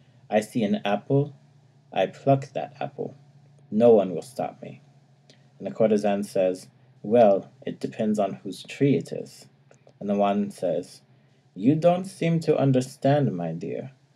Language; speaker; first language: English; native; English